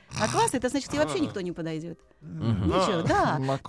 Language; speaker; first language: Russian; native; Russian